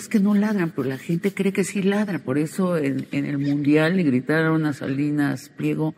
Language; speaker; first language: Spanish; native; Spanish